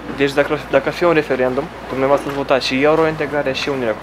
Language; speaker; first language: Romanian; native; Romanian